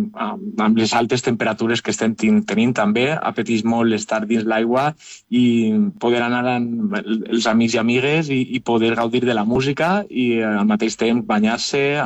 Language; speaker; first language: Catalan; native; Catalan